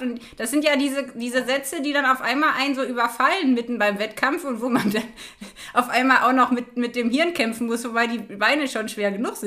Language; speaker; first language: German; native; German